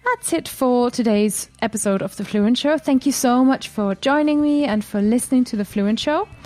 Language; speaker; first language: English; non-native, fluent; German